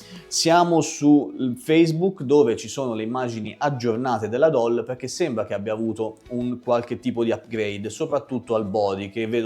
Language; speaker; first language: Italian; native; Italian